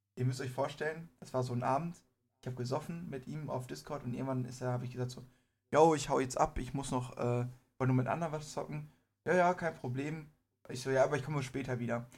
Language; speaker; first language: German; early bilingual, other home language; Persian